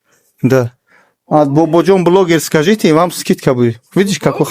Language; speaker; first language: Russian; non-native, learner; Tajik